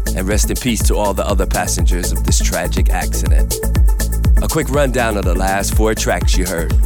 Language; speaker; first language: English; native; English